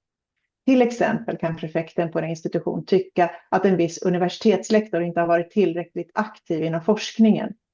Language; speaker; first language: Swedish; native; Swedish